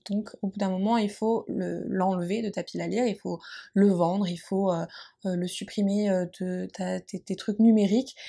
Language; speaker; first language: French; native; French